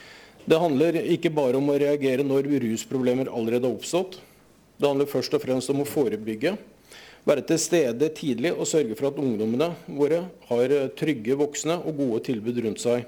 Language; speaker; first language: Norwegian; non-native, learner; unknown